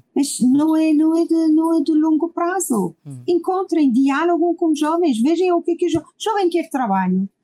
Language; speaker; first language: Portuguese; non-native, fluent; Persian